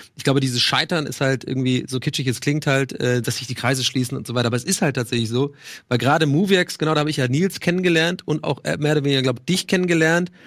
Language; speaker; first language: German; non-native, fluent; English